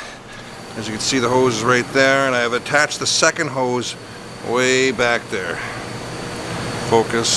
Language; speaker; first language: English; native; English